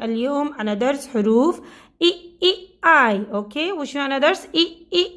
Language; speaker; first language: Arabic; non-native, learner; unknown